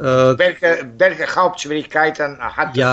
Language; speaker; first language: German; non-native, learner; Russian